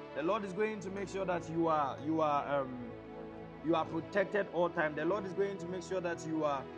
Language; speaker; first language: English; non-native, local second language; Akan